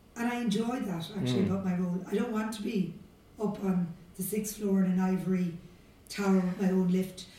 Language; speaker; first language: English; native; English